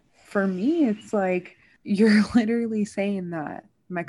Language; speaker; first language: English; early bilingual, other home language; Spanish